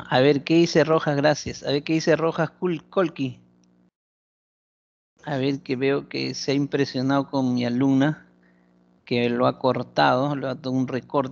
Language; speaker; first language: Spanish; native; Spanish